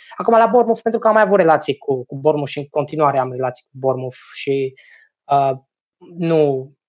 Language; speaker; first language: Romanian; native; Romanian